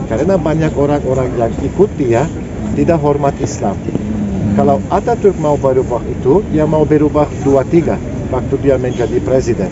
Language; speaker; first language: Indonesian; non-native, learner; Turkish